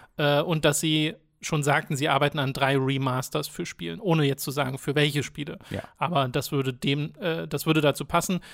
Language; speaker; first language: German; native; German